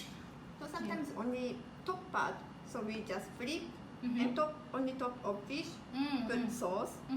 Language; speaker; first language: English; non-native, learner; Japanese